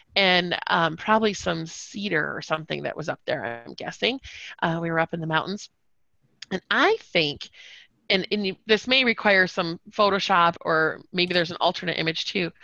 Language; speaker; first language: English; native; English